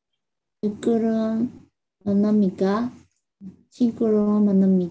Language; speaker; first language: Korean; non-native, learner; Burmese